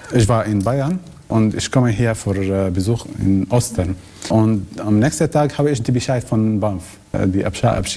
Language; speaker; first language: German; non-native, learner; Arabic